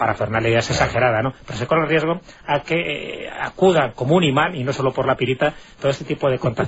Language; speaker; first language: Spanish; native; Spanish